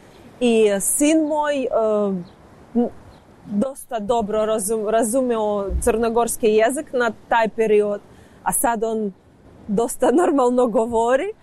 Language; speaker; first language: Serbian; non-native, learner; Ukrainian